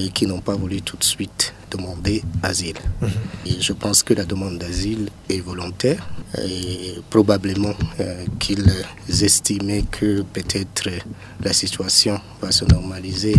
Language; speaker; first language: French; non-native, local second language; Rundi